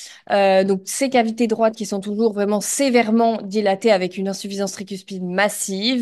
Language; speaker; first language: French; native; French